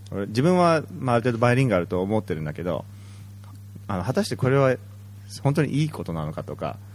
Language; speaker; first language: Japanese; early bilingual, heritage; Japanese